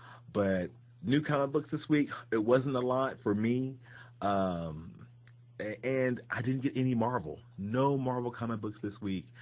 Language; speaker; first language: English; native; English